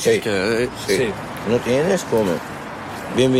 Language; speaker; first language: Spanish; non-native, learner; Arabic